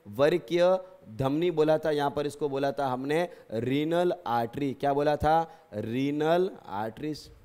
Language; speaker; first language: Hindi; native; Hindi